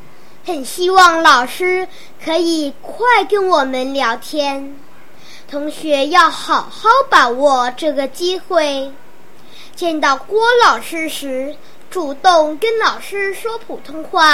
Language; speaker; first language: Chinese; non-native, local second language; Cantonese